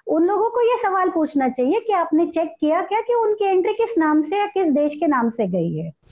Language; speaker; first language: Hindi; non-native, local second language; Marathi